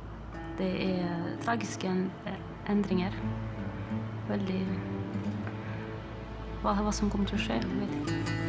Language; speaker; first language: Norwegian; non-native, fluent; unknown